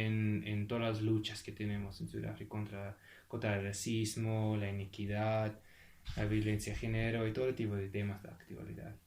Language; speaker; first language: Spanish; non-native, fluent; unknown